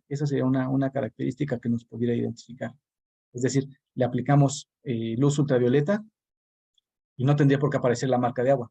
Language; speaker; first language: Spanish; native; Spanish